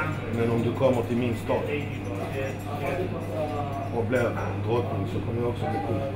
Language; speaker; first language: Swedish; early bilingual, other home language; Macedonian